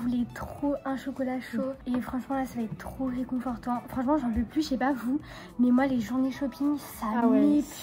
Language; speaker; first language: French; native; French